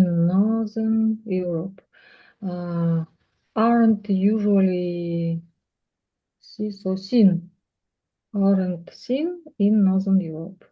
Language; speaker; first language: English; non-native, learner; Russian